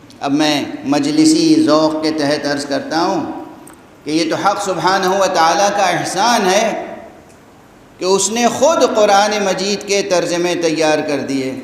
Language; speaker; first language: Urdu; native; Urdu